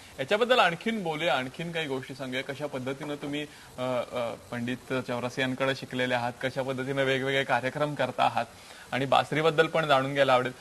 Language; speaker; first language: Marathi; native; Marathi